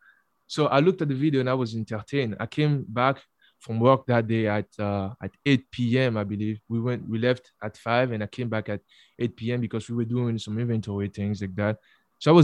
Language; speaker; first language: English; non-native, fluent; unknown